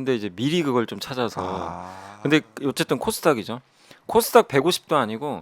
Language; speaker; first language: Korean; native; Korean